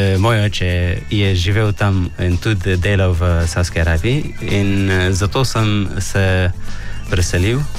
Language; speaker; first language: Slovenian; non-native, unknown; Arabic